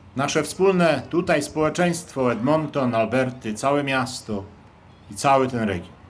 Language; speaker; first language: Polish; native; Polish